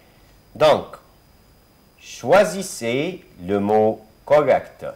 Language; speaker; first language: French; non-native, fluent; Arabic